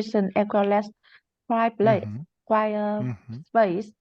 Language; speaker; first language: English; non-native, learner; Vietnamese